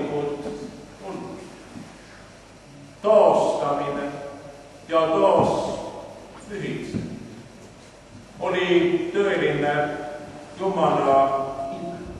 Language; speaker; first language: Estonian; non-native, learner; Swedish